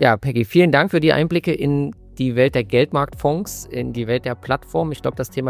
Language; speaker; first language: German; native; German